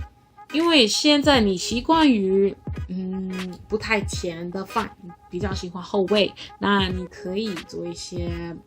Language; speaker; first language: Chinese; non-native, learner; English